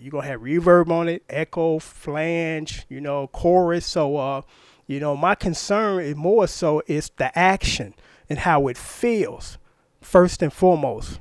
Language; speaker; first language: English; native; English